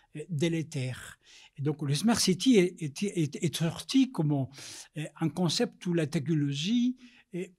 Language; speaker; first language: French; non-native, fluent; Spanish